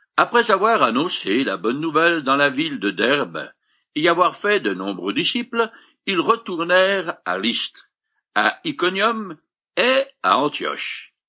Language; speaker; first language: French; native; French